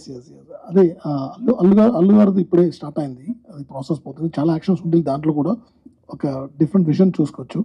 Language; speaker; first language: Telugu; non-native, local second language; Tamil